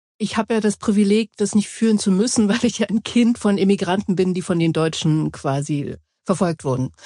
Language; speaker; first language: German; native; German